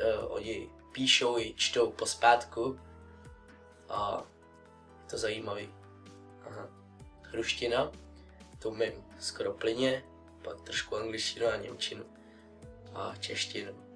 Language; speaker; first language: Czech; early bilingual, other home language; Russian